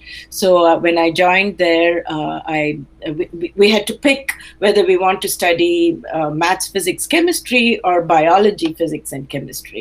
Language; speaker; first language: English; non-native, local second language; Telugu